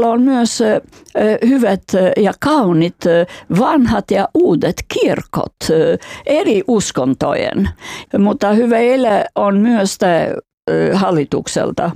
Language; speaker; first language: Finnish; non-native, fluent; Albanian